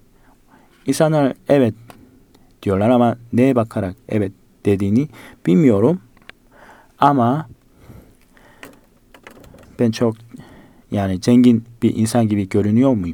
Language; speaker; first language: Turkish; non-native, fluent; Korean